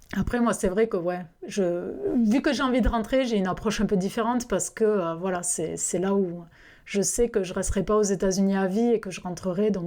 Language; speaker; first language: French; native; French